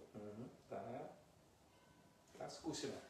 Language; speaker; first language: Czech; non-native, learner; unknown